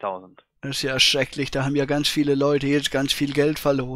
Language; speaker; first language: German; native; German